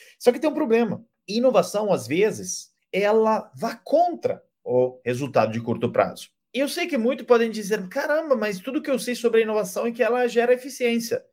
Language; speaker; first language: Portuguese; non-native, fluent; Italian